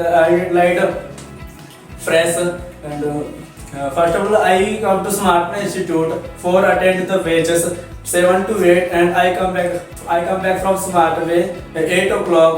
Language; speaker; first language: English; non-native, learner; Hindi